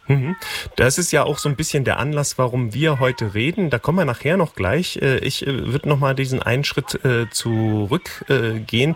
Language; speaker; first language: German; native; German